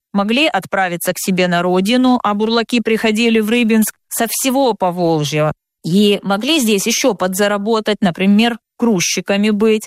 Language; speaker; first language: Russian; native; Russian